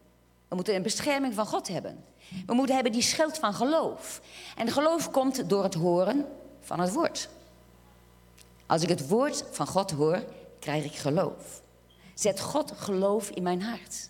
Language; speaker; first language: Dutch; non-native, fluent; Portuguese